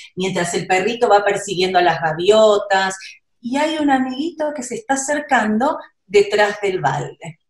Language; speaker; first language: English; non-native, learner; Spanish